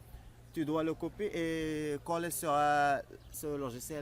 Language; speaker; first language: French; non-native, learner; Arabic